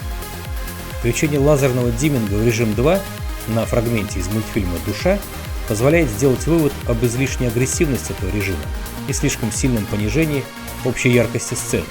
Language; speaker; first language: Russian; native; Russian